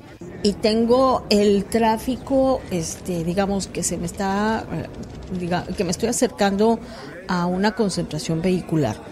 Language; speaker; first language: Spanish; native; Spanish